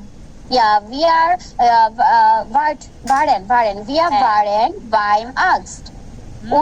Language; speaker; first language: German; non-native, learner; Bangla